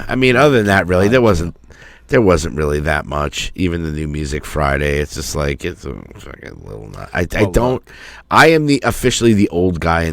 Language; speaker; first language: English; native; English